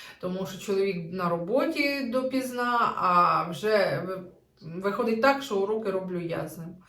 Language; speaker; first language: Ukrainian; native; Ukrainian